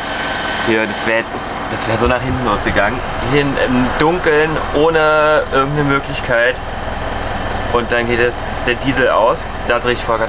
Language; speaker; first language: German; native; German